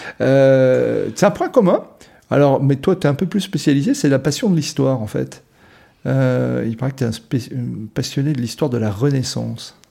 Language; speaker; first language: French; native; French